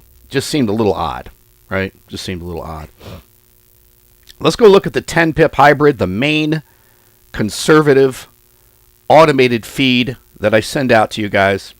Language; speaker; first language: English; native; English